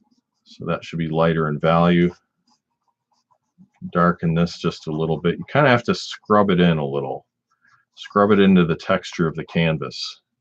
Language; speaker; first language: English; native; English